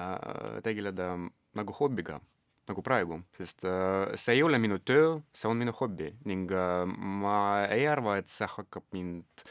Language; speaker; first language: Estonian; non-native, local second language; Russian